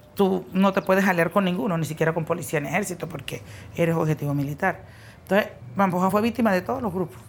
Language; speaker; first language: Spanish; native; Spanish